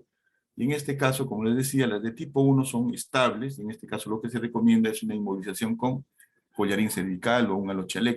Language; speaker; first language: Spanish; native; Spanish